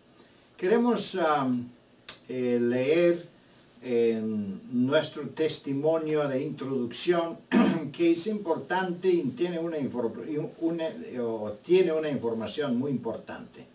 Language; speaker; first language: Spanish; non-native, fluent; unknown